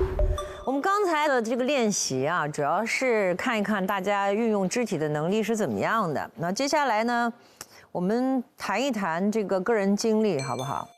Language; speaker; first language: Chinese; native; Chinese